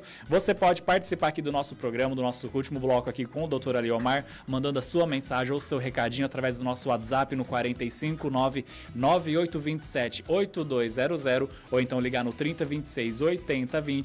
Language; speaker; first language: Portuguese; native; Portuguese